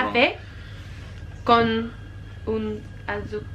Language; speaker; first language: Spanish; non-native, learner; English